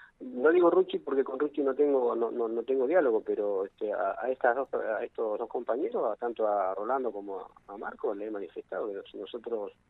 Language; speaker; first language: Spanish; native; Spanish